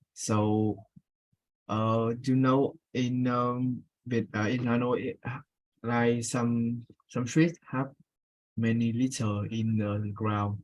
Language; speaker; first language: English; non-native, learner; Vietnamese